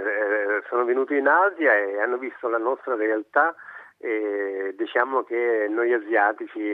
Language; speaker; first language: Italian; non-native, fluent; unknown